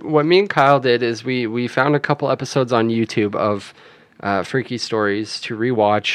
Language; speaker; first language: English; native; English